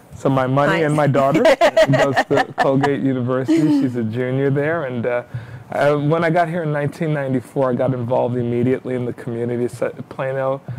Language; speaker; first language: English; native; English